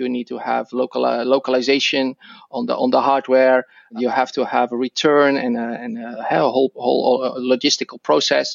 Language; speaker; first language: English; non-native, fluent; Dutch